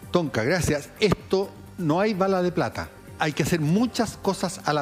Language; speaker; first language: Spanish; native; Spanish